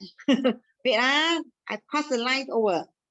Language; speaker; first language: English; non-native, local second language; Malay